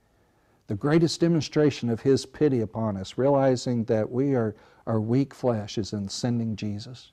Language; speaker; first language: English; native; English